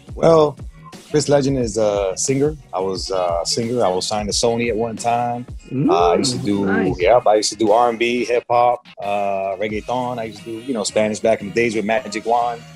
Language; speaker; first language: English; native; English